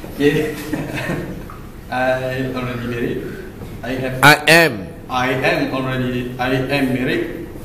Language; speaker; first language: English; non-native, local second language; Malay